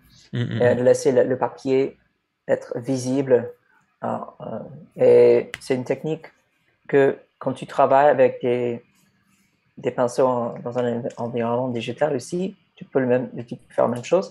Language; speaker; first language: French; non-native, fluent; English